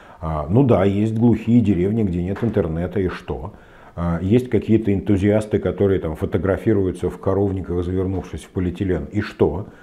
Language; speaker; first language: Russian; native; Russian